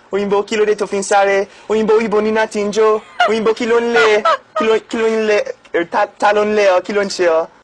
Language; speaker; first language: Yoruba; non-native, fluent; English